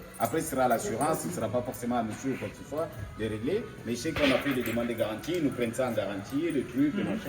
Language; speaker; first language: French; native; French